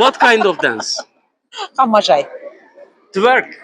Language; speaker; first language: English; non-native, learner; Turkish